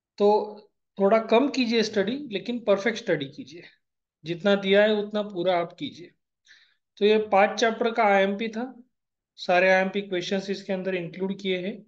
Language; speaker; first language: Hindi; non-native, local second language; Marathi